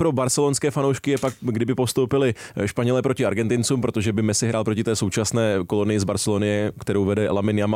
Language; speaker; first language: Czech; native; Czech